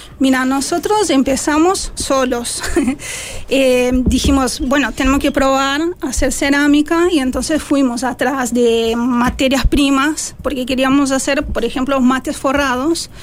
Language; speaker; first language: Spanish; non-native, fluent; Portuguese